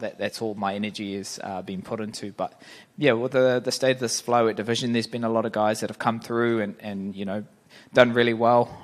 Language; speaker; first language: English; native; English